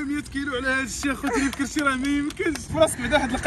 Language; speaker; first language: Arabic; native; Arabic